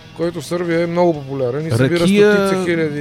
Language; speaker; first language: Bulgarian; native; Bulgarian